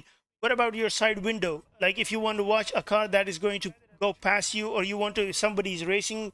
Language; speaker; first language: English; non-native, local second language; Pashto